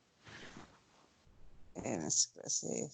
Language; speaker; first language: English; non-native, learner; Spanish